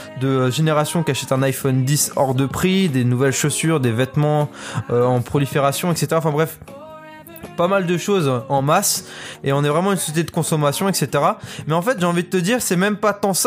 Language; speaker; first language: French; native; French